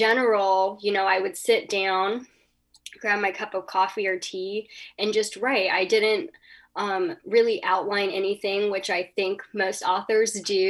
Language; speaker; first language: English; native; English